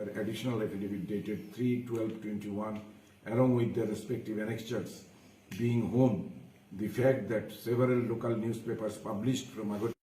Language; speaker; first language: English; non-native, local second language; Bangla